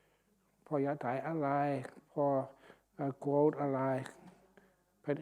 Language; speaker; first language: Thai; non-native, fluent; English